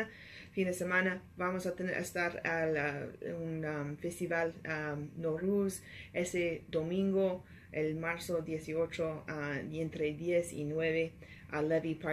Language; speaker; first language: Spanish; non-native, learner; English